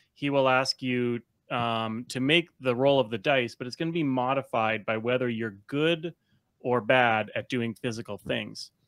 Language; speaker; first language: English; native; English